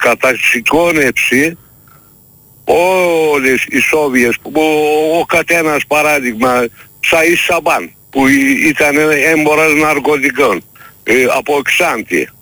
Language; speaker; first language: Greek; non-native, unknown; Turkish